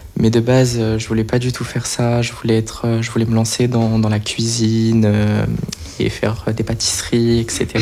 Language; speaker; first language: French; early bilingual, other home language; Portuguese